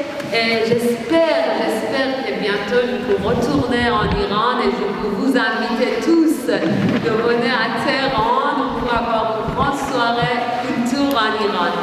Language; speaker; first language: French; non-native, learner; Persian